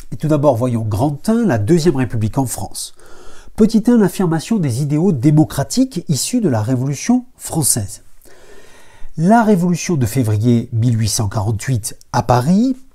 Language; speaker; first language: French; native; French